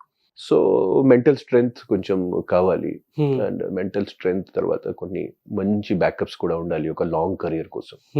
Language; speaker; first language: Telugu; non-native, local second language; Hindi